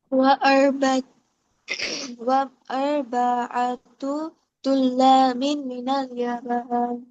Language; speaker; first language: Arabic; non-native, learner; Bangla